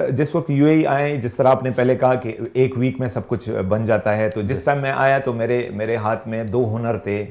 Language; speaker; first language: Urdu; non-native, local second language; Pashto